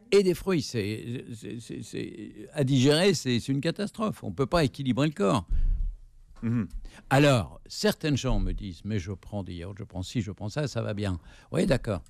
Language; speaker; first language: French; native; French